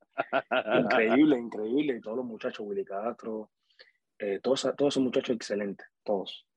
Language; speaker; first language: Spanish; native; Spanish